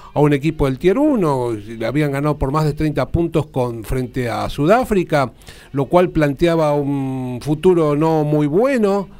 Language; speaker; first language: Spanish; native; Spanish